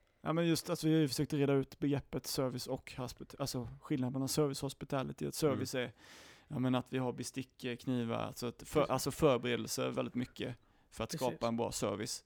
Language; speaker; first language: Swedish; native; Swedish